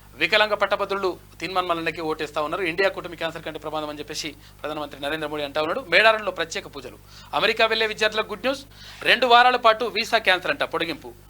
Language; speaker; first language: Telugu; native; Telugu